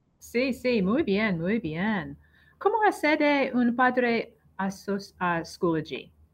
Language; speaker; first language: Spanish; non-native, learner; English